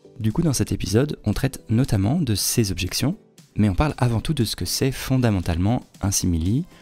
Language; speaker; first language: French; native; French